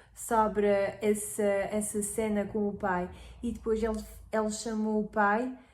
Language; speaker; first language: Portuguese; non-native, fluent; French